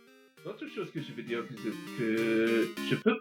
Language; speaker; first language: French; non-native, learner; English